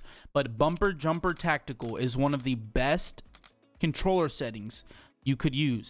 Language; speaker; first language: English; native; English